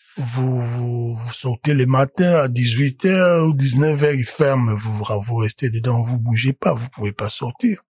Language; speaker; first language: French; non-native, local second language; Lingala